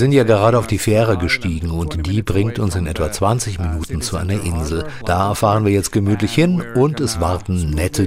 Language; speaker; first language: German; native; German